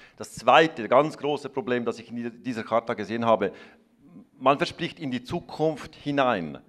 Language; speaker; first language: German; native; German